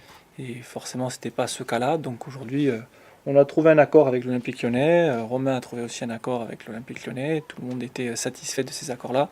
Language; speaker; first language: French; native; French